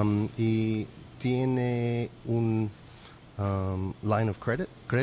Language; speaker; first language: Spanish; non-native, learner; English